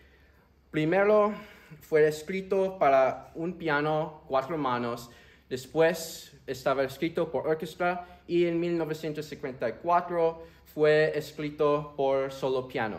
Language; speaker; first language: Spanish; early bilingual, heritage; Spanish